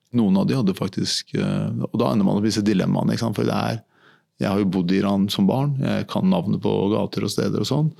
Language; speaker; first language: Norwegian; early bilingual, other home language; Persian